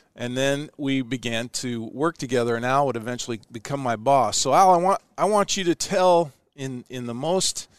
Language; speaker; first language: English; native; English